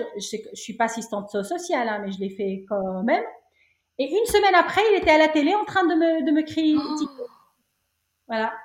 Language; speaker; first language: French; non-native, local second language; Arabic